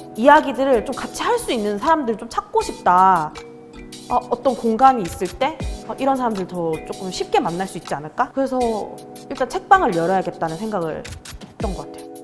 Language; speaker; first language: Korean; native; Korean